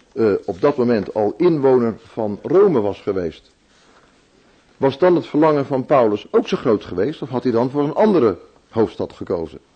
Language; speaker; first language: Dutch; native; Dutch